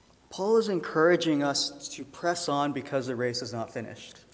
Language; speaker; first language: English; early bilingual, other home language; Chinese